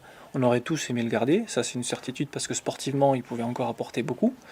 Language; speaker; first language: French; native; French